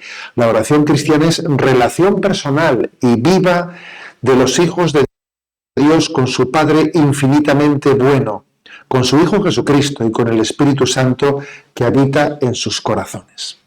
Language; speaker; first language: Spanish; native; Spanish